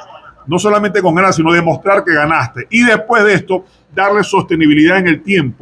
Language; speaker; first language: Spanish; native; Spanish